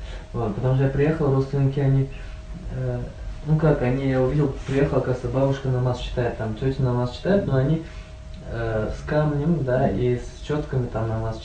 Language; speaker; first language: Russian; non-native, fluent; Azerbaijani